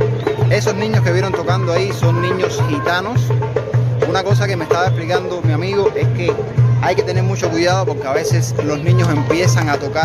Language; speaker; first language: Spanish; native; Spanish